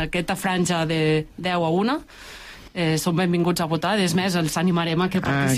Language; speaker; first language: Catalan; native; Catalan